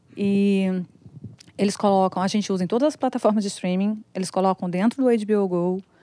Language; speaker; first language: Portuguese; native; Portuguese